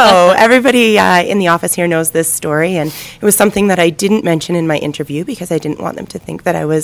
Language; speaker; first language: English; native; English